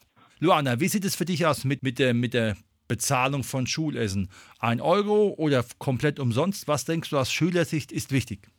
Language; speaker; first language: German; native; German